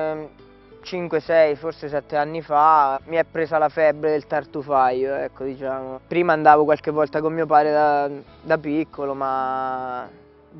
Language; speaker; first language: Italian; native; Italian